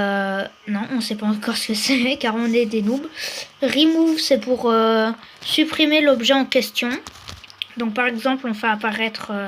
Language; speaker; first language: French; native; French